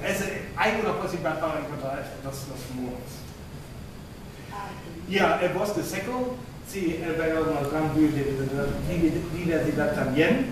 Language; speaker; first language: Spanish; non-native, fluent; German